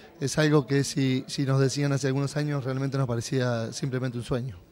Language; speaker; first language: Spanish; native; Spanish